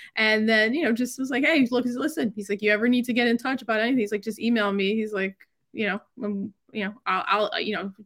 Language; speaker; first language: English; native; English